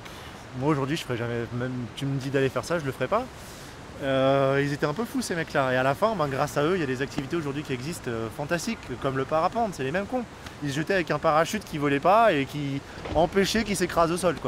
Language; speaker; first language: French; native; French